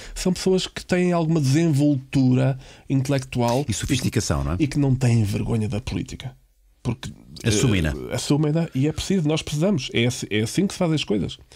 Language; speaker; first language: Portuguese; native; Portuguese